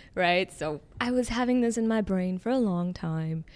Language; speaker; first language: English; early bilingual, other home language; Arabic